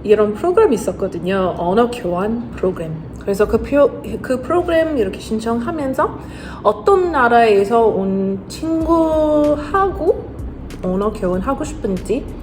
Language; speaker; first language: Korean; non-native, fluent; English